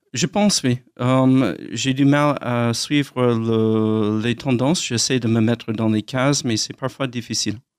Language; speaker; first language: French; non-native, fluent; English